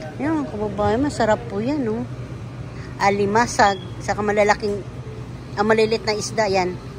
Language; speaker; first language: Filipino; non-native, local second language; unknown